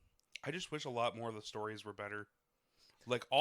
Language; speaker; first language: English; native; English